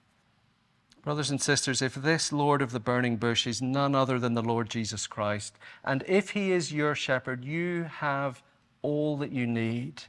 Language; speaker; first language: English; native; English